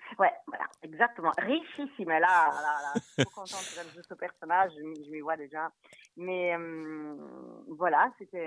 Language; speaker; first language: French; non-native, fluent; Italian